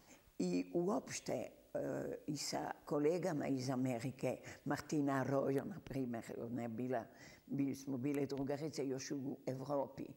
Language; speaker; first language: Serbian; early bilingual, heritage; Serbian